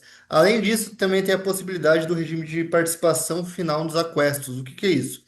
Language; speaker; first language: Portuguese; native; Portuguese